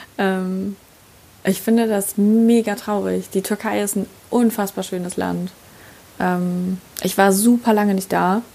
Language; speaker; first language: German; native; German